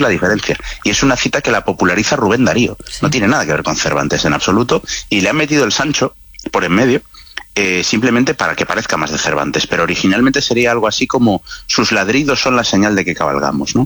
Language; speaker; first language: Spanish; native; Spanish